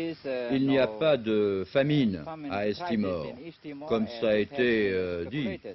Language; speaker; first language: French; native; French